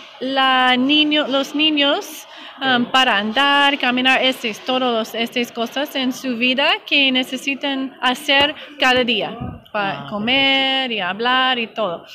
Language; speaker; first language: Spanish; non-native, learner; English